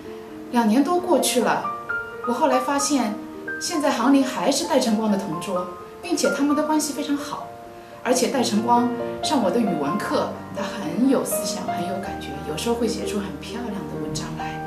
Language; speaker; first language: Chinese; native; Chinese